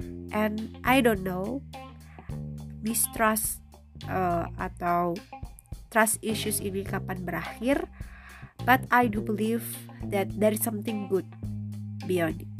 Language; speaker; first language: English; non-native, fluent; Indonesian